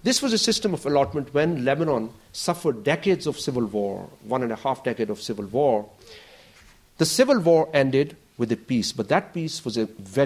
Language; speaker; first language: English; non-native, local second language; Urdu